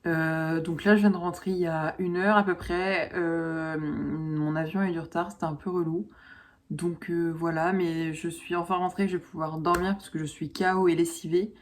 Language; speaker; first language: French; native; French